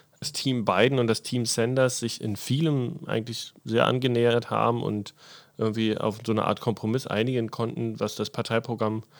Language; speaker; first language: German; native; German